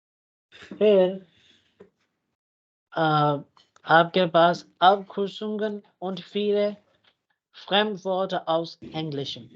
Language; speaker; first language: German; non-native, fluent; Urdu